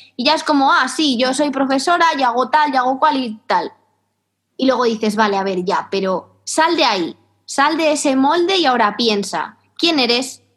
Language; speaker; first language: Spanish; native; Spanish